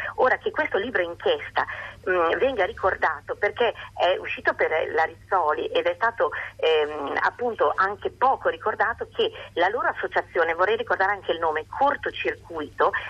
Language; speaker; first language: Italian; native; Italian